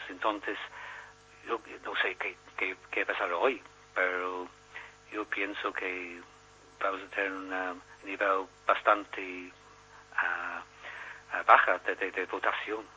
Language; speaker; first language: Spanish; non-native, learner; English